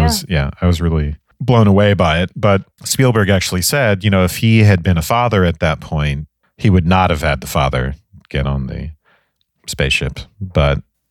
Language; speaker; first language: English; native; English